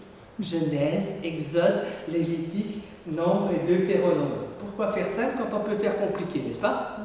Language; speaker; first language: French; native; French